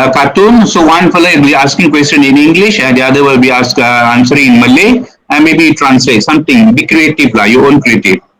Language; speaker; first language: English; non-native, local second language; Malay